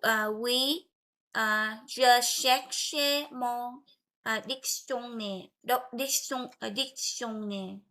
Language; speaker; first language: French; non-native, learner; Vietnamese